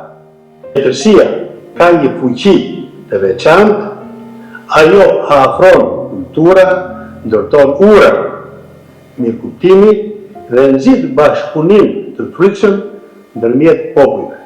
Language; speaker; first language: Albanian; native; Albanian